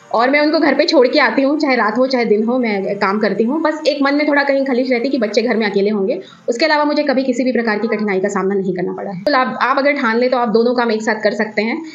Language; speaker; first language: Hindi; native; Hindi